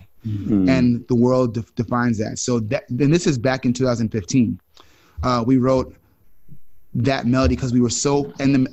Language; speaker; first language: English; native; English